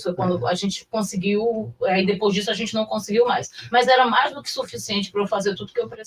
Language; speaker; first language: Portuguese; native; Portuguese